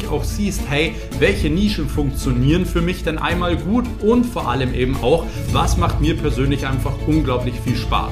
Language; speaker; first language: German; native; German